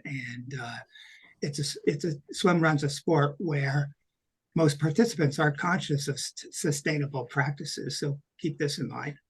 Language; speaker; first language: English; native; English